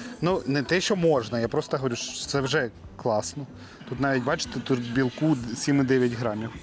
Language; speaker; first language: Ukrainian; native; Ukrainian